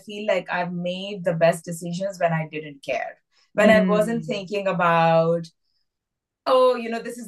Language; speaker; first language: English; non-native, local second language; Hindi